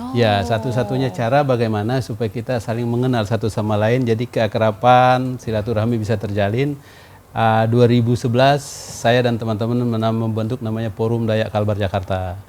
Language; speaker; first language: Indonesian; non-native, local second language; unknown